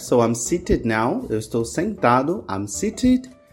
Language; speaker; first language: English; non-native, fluent; Portuguese